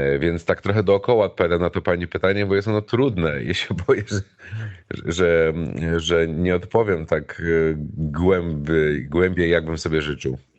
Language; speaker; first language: Polish; native; Polish